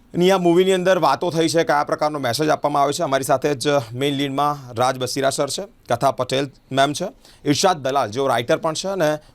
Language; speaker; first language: Gujarati; native; Gujarati